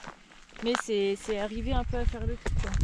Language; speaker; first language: French; native; French